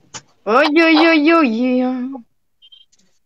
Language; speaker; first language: French; native; French